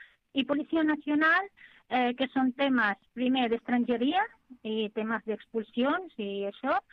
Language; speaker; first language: Catalan; non-native, fluent; Arabic